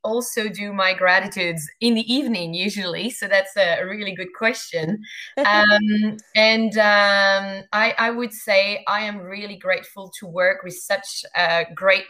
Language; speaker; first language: English; non-native, fluent; French